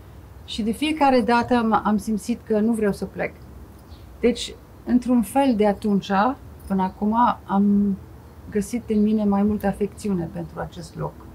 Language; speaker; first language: Romanian; non-native, fluent; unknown